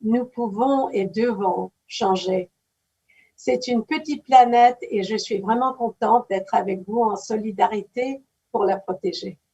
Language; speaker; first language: French; early bilingual, other home language; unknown